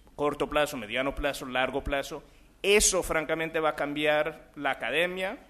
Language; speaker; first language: Spanish; early bilingual, other home language; English